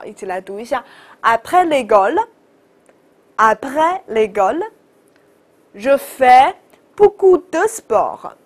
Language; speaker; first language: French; non-native, fluent; Chinese